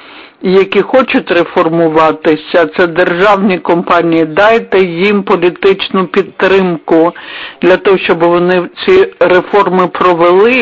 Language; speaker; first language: Ukrainian; non-native, fluent; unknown